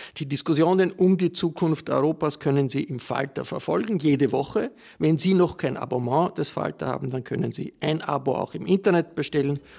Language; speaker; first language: German; native; German